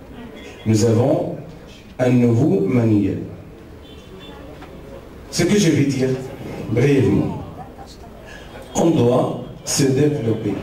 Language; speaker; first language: French; non-native, fluent; Arabic